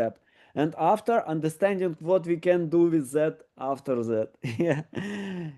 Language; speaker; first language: English; non-native, learner; Ukrainian